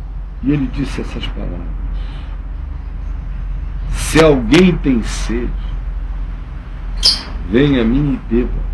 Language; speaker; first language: Portuguese; native; Portuguese